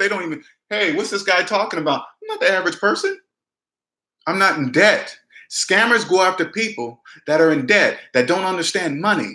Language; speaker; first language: English; native; English